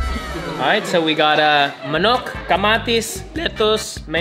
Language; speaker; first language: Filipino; non-native, fluent; English